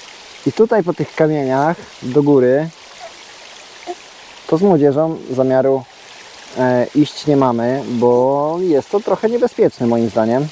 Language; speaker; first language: Polish; native; Polish